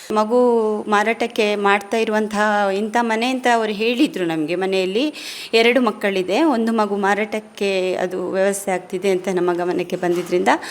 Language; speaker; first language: Kannada; native; Kannada